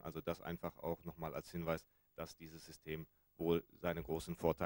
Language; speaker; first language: German; native; German